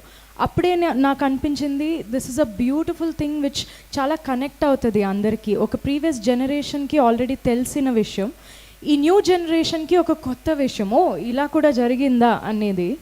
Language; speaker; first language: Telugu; non-native, fluent; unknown